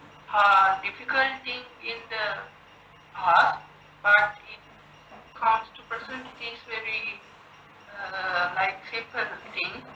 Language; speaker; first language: English; non-native, learner; Sinhala